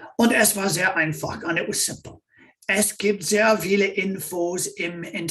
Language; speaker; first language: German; non-native, fluent; English